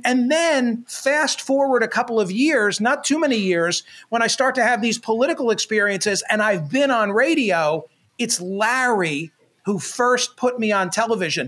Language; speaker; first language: English; native; English